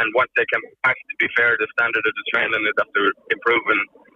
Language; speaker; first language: English; native; English